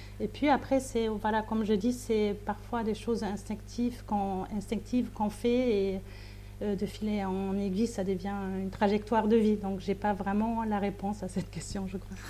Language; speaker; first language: French; non-native, fluent; German